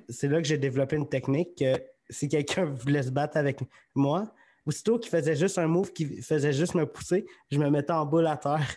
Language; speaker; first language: French; native; French